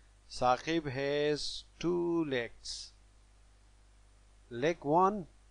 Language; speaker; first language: English; non-native, local second language; Pashto